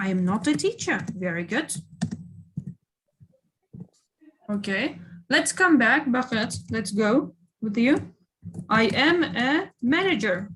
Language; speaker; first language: English; non-native, fluent; Kyrgyz